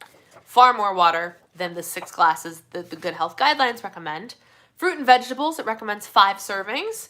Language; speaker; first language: English; native; English